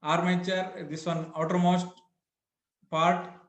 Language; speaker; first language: English; non-native, local second language; Kannada